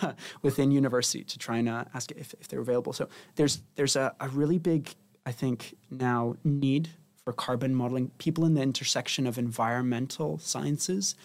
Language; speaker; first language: English; non-native, fluent; Spanish